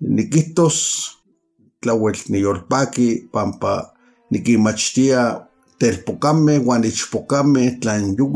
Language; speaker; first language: Spanish; non-native, local second language; Nahuatl languages